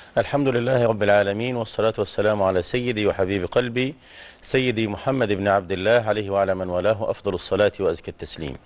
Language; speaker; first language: Arabic; native; Arabic